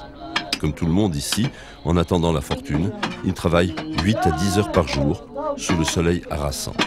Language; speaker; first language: French; native; French